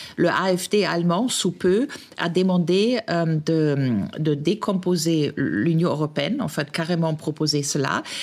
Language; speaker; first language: French; non-native, fluent; German